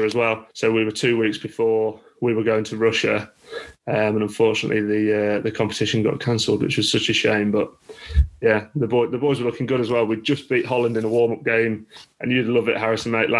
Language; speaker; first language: English; native; English